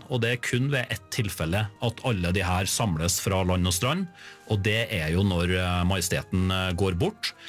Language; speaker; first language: Norwegian; native; Norwegian